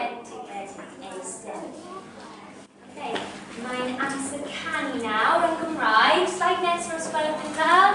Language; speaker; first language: Welsh; non-native, learner; English